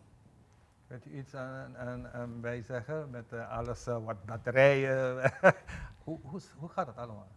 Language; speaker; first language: Dutch; non-native, local second language; Papiamento